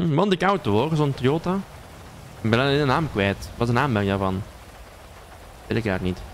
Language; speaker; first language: Dutch; native; Dutch